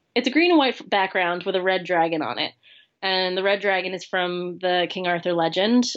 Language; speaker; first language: English; native; English